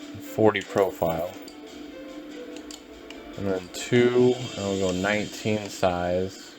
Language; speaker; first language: English; native; English